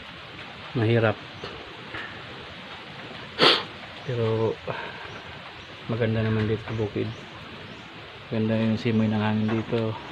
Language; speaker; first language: Filipino; non-native, local second language; Bikol